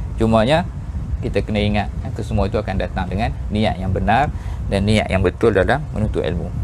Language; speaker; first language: Malay; native; Malay